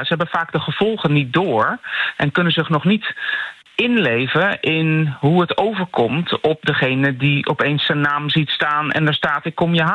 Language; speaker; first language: Dutch; native; Dutch